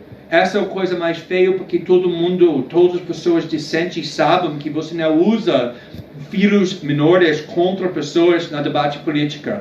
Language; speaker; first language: Portuguese; non-native, fluent; English